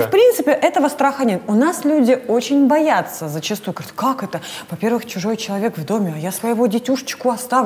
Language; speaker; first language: Russian; native; Russian